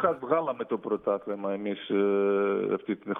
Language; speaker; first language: Greek; non-native, fluent; Russian